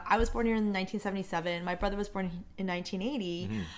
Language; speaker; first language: English; non-native, fluent; Korean